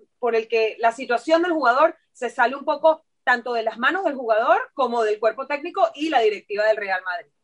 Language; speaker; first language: Spanish; native; Spanish